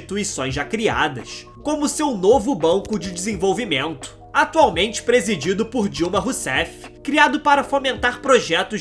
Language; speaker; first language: Portuguese; native; Portuguese